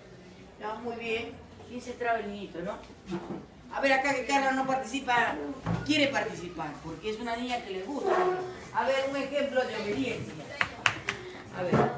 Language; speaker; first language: Spanish; native; Spanish